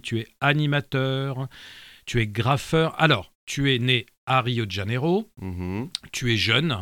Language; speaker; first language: French; native; French